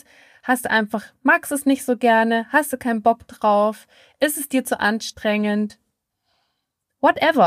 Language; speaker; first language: German; native; German